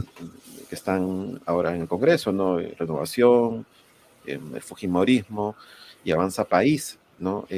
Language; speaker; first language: Spanish; native; Spanish